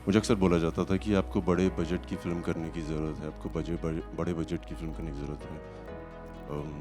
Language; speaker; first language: Hindi; native; Hindi